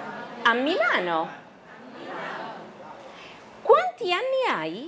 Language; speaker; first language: Italian; non-native, fluent; Chinese